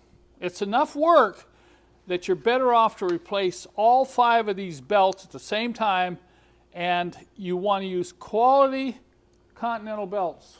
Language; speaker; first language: English; native; English